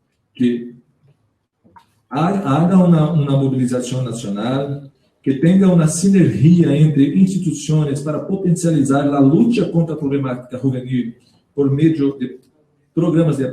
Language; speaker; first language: Spanish; non-native, learner; Portuguese